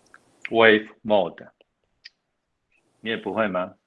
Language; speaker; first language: Chinese; native; Chinese